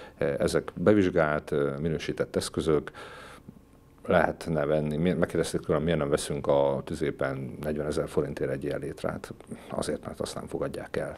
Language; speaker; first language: Hungarian; native; Hungarian